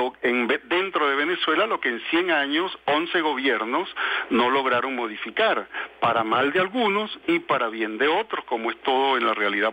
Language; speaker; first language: Spanish; native; Spanish